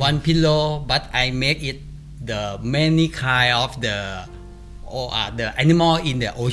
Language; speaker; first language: English; non-native, learner; Thai